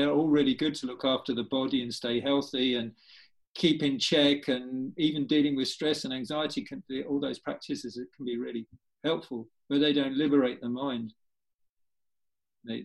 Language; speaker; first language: English; native; English